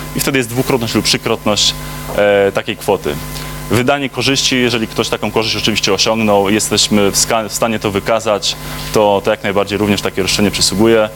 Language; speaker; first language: Polish; native; Polish